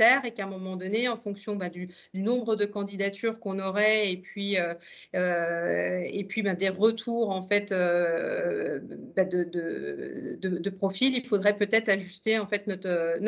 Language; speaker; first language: French; native; French